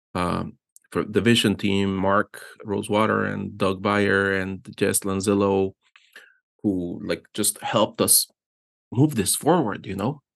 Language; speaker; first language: English; non-native, fluent; Spanish